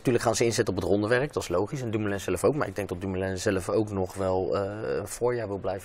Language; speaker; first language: Dutch; native; Dutch